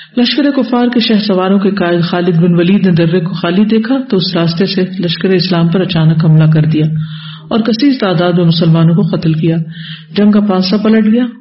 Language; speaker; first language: Urdu; native; Urdu